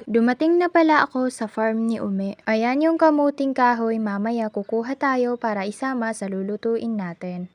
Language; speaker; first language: Filipino; non-native, local second language; Maranao